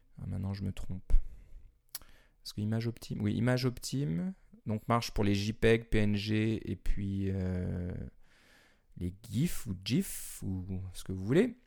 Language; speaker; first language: French; native; French